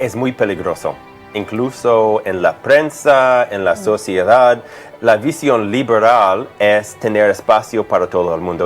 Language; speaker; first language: Spanish; non-native, fluent; English